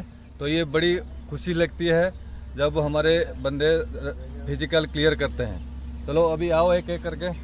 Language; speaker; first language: Hindi; non-native, local second language; Odia